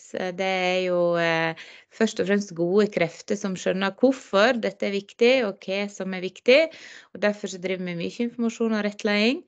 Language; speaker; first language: Norwegian; native; Norwegian